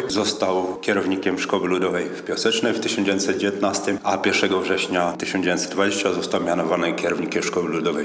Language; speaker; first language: Polish; native; Polish